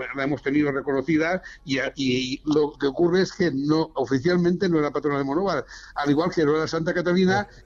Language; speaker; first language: Spanish; native; Spanish